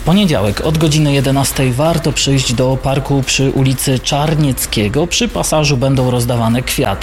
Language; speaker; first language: Polish; native; Polish